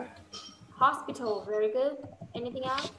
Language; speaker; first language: English; non-native, fluent; Vietnamese